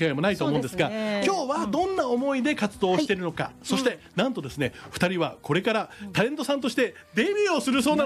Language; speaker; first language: Japanese; native; Japanese